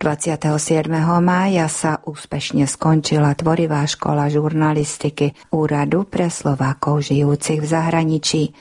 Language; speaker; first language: Slovak; non-native, local second language; Hungarian